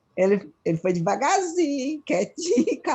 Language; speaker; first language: Portuguese; native; Portuguese